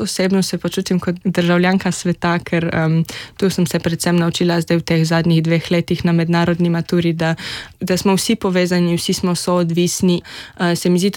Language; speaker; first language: Slovenian; native; Slovenian